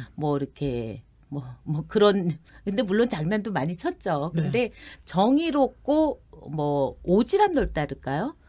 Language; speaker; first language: Korean; native; Korean